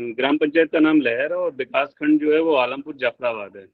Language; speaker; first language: Hindi; native; Hindi